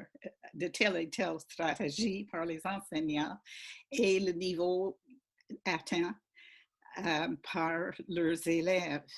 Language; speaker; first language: French; non-native, fluent; English